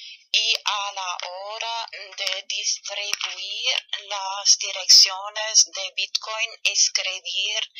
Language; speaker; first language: Spanish; non-native, fluent; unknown